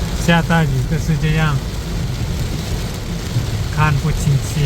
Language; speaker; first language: Chinese; non-native, fluent; Lao